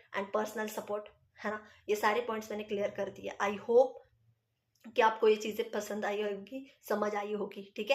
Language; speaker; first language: Hindi; non-native, local second language; Marathi